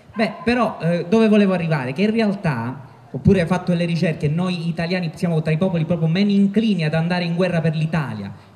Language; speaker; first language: Italian; native; Italian